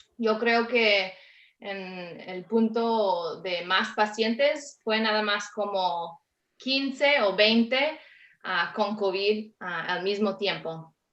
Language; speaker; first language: Spanish; early bilingual, heritage; Spanish